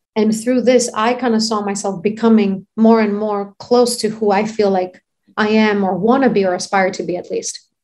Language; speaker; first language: English; non-native, fluent; Greek